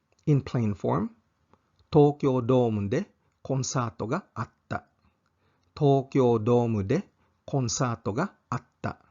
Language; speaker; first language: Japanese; non-native, fluent; English